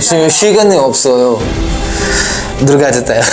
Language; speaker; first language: Korean; non-native, learner; Filipino